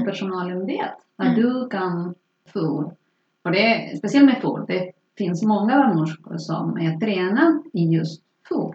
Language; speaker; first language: Swedish; non-native, fluent; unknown